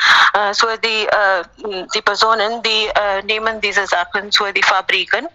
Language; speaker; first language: German; non-native, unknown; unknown